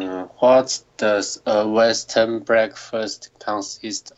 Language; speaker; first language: English; non-native, learner; Chinese